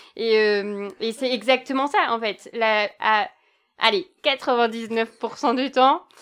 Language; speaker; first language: French; native; French